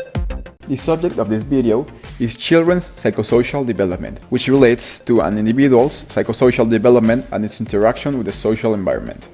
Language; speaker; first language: English; non-native, local second language; Spanish